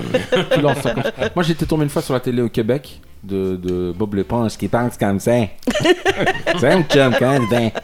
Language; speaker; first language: French; native; French